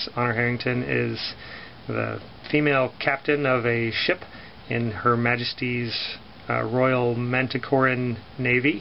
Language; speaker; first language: English; native; English